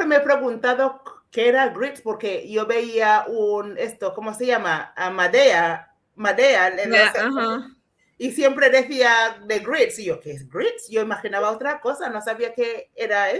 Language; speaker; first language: Spanish; non-native, fluent; English